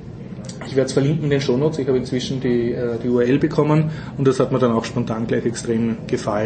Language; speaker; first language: German; native; German